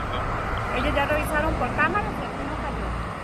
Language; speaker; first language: Spanish; native; Spanish